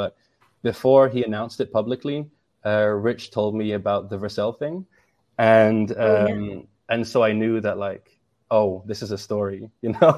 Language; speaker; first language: English; native; English